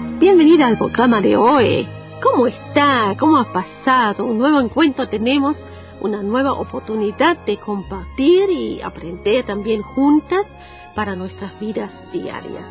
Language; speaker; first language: Spanish; non-native, fluent; German